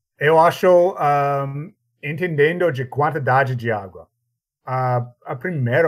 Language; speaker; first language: Portuguese; non-native, learner; English